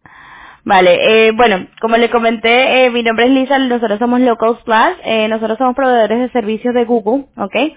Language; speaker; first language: Spanish; non-native, fluent; English